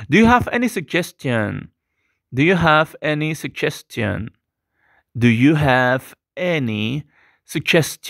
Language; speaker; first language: English; non-native, fluent; Spanish